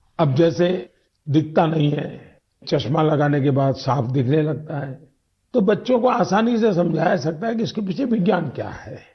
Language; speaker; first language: Hindi; non-native, local second language; Gujarati